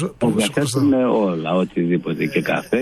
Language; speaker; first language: Greek; non-native, fluent; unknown